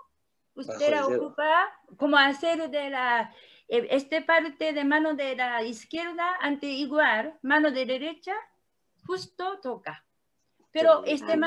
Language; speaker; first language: Spanish; non-native, learner; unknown